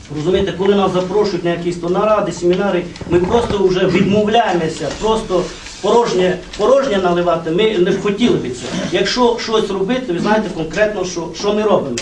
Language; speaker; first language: Ukrainian; non-native, local second language; Romany